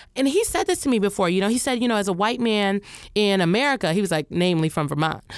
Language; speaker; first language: English; native; English